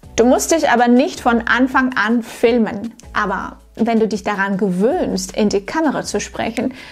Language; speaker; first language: German; non-native, fluent; Russian